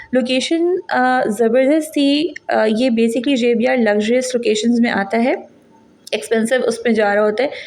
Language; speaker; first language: Urdu; native; Urdu